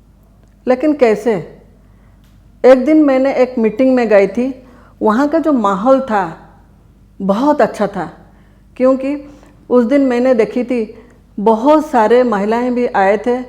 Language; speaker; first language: Hindi; non-native, local second language; Odia